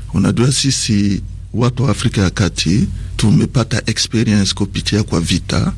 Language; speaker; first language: Swahili; non-native, fluent; Sango